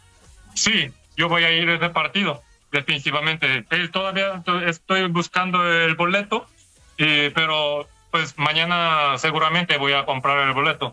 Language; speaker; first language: Spanish; non-native, fluent; Korean